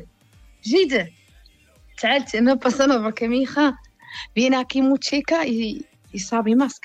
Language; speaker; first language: Spanish; non-native, learner; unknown